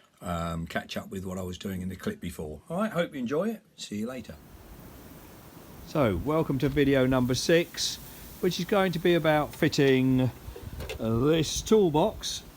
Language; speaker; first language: English; native; English